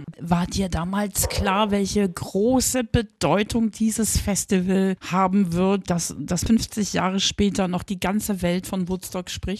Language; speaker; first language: German; native; German